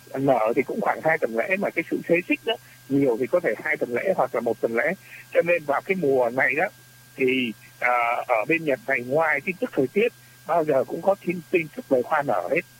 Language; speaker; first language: Vietnamese; native; Vietnamese